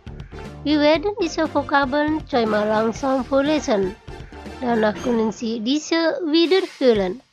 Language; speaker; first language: German; non-native, fluent; Indonesian